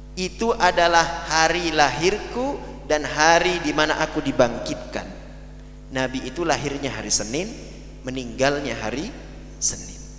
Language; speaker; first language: Indonesian; non-native, local second language; Madurese